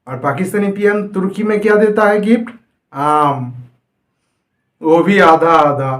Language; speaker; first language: Hindi; non-native, fluent; Bangla